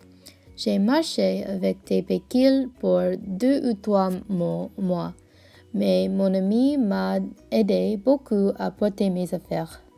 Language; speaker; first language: French; non-native, learner; English